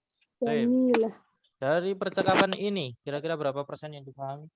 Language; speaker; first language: Indonesian; native; Indonesian